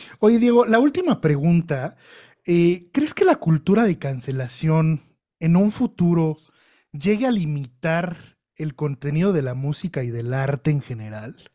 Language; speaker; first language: Spanish; native; Spanish